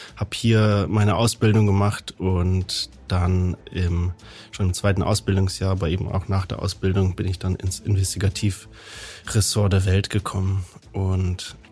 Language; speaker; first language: German; native; German